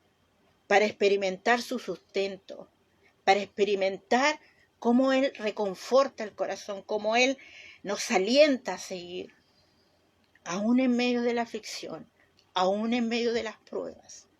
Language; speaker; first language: Spanish; native; Spanish